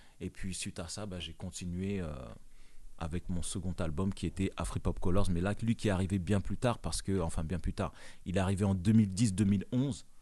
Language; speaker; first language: French; non-native, local second language; Bambara